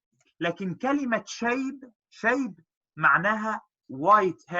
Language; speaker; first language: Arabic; non-native, fluent; English